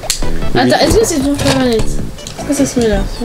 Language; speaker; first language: French; native; French